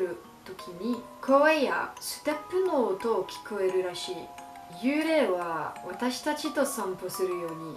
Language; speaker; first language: Japanese; non-native, learner; French